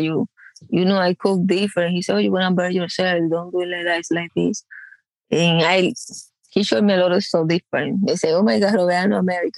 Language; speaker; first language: English; non-native, learner; Spanish